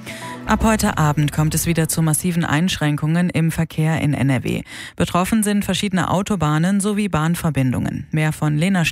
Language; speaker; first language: German; native; German